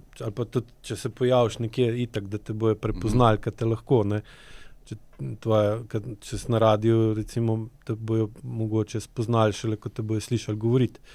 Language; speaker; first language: Slovenian; native; Slovenian